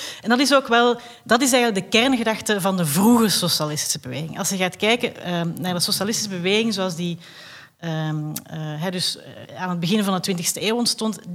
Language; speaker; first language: Dutch; native; Dutch